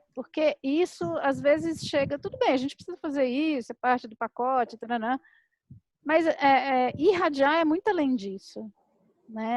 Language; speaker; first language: Portuguese; native; Portuguese